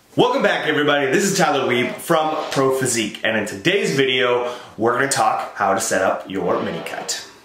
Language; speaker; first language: English; native; English